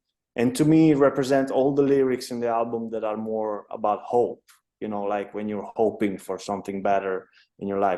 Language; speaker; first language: English; non-native, fluent; Italian